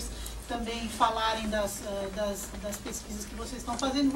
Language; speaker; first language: Portuguese; native; Portuguese